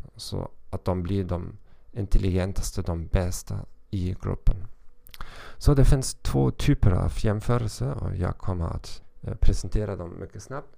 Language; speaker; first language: Swedish; non-native, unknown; German